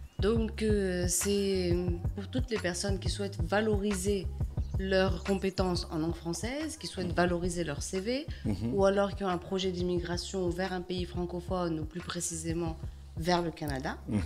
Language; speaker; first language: French; non-native, local second language; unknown